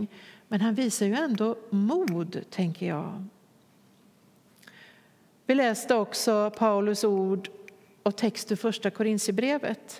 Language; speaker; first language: Swedish; native; Swedish